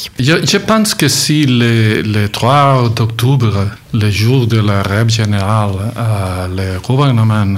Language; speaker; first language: French; non-native, learner; Catalan